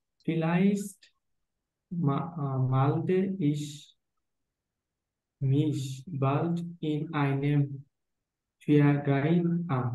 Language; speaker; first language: German; non-native, learner; Bangla